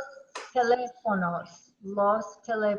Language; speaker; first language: Spanish; non-native, learner; English